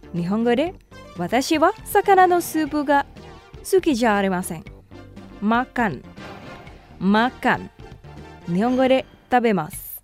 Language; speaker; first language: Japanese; non-native, fluent; Indonesian